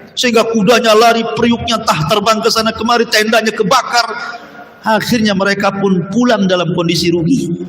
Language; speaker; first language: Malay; native; Malay